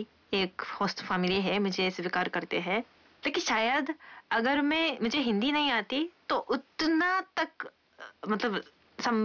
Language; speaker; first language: Hindi; non-native, fluent; Japanese